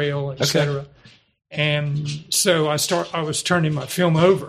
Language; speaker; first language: English; native; English